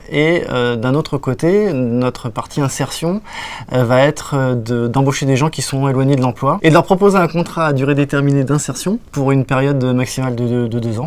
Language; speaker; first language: French; native; French